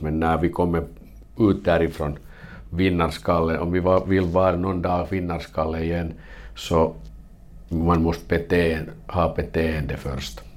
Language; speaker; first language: Swedish; non-native, local second language; Finnish